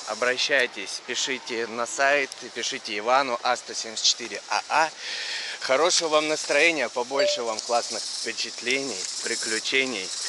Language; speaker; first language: Russian; native; Russian